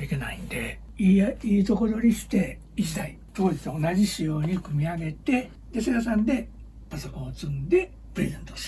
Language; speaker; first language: Japanese; native; Japanese